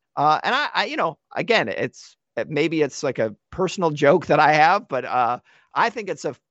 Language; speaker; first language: English; native; English